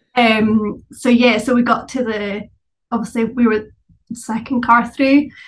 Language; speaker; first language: English; native; English